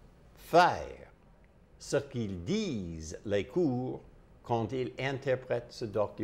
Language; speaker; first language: French; non-native, fluent; English